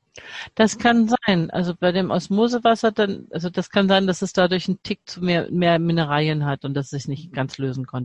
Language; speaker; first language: German; native; German